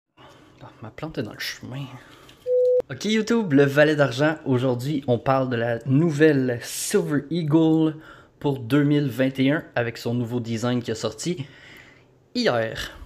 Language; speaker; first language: French; native; French